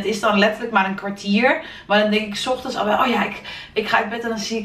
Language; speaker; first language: Dutch; native; Dutch